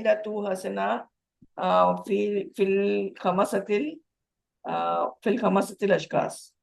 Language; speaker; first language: Arabic; non-native, learner; Urdu